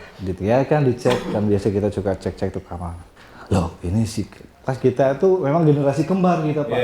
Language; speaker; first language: Indonesian; non-native, local second language; Sundanese